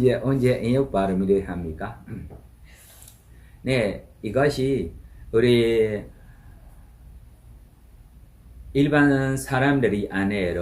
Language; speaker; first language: Korean; non-native, learner; Burmese